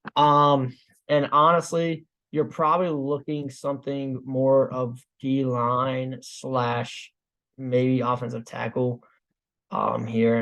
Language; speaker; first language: English; native; English